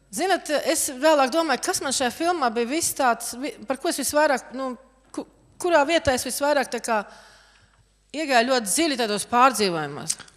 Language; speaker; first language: Latvian; native; Latvian